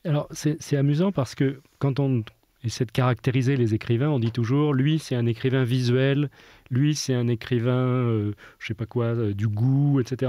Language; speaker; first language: French; native; French